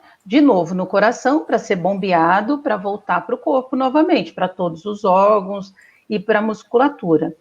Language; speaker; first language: Portuguese; native; Portuguese